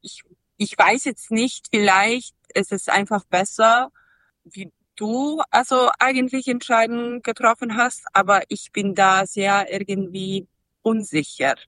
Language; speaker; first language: German; non-native, fluent; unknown